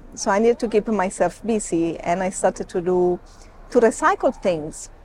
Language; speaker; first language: English; non-native, fluent; Italian